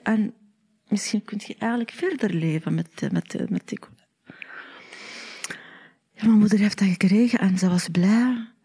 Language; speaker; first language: Dutch; non-native, learner; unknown